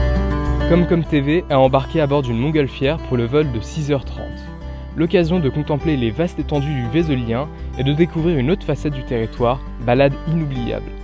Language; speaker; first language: French; native; French